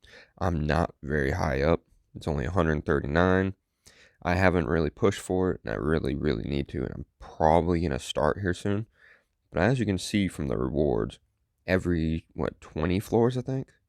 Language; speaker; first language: English; native; English